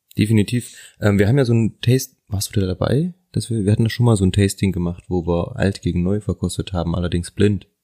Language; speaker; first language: German; native; German